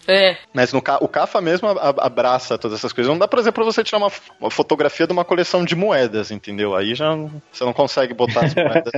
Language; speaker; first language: Portuguese; native; Portuguese